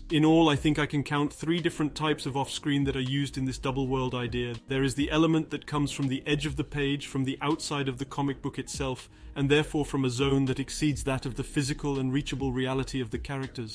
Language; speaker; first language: English; non-native, fluent; French